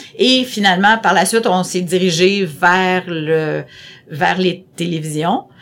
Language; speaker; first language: French; native; French